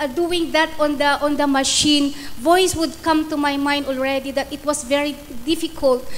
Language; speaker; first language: English; non-native, local second language; Iloko